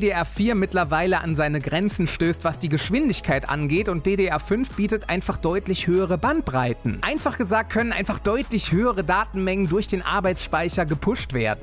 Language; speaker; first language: German; native; German